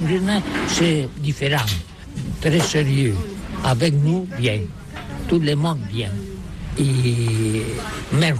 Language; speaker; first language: French; non-native, learner; Catalan